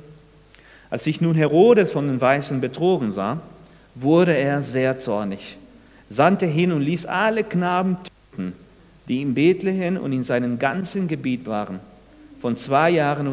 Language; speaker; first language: German; non-native, fluent; Spanish